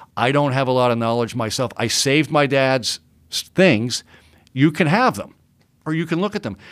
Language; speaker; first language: English; native; English